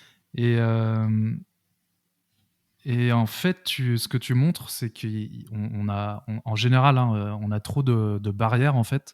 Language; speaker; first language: French; native; French